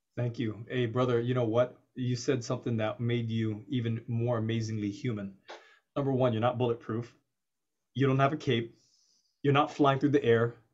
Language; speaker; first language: English; native; English